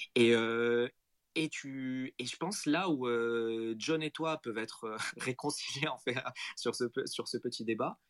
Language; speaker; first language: French; non-native, local second language; Arabic